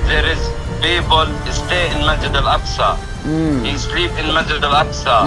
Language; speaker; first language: English; non-native, learner; Arabic